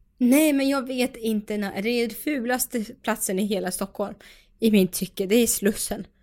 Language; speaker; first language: Swedish; early bilingual, other home language; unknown